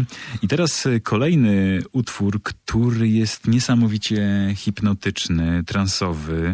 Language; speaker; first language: Polish; native; Polish